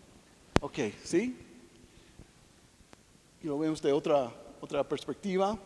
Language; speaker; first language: Spanish; non-native, fluent; English